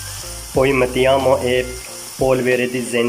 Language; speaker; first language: Italian; non-native, learner; Urdu